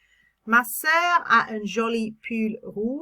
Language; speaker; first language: French; non-native, fluent; English